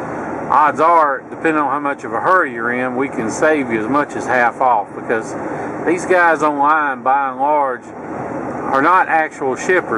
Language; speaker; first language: English; native; English